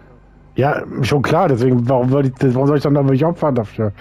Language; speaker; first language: German; native; German